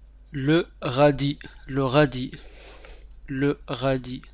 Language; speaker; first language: French; non-native, fluent; Arabic